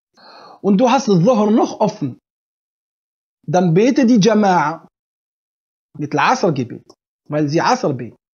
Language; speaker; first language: German; non-native, fluent; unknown